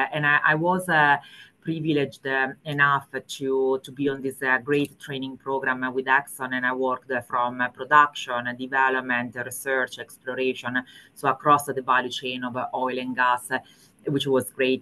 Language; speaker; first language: English; non-native, fluent; Italian